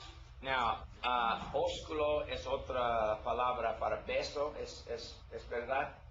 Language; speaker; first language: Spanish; non-native, learner; English